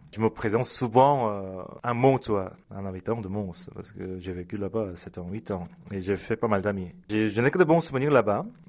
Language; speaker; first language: French; early bilingual, other home language; Korean